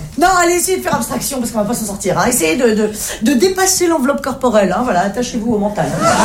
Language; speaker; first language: French; native; French